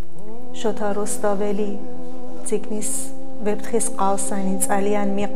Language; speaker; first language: Georgian; non-native, learner; Persian